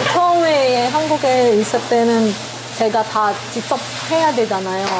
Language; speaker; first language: Korean; non-native, local second language; Indonesian